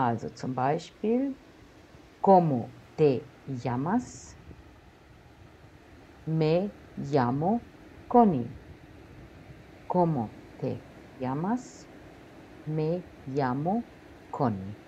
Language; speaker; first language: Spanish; non-native, fluent; German